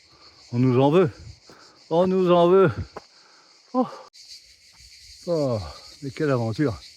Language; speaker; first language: French; native; French